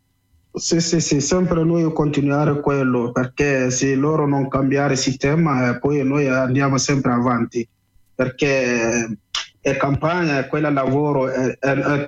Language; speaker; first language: Italian; non-native, learner; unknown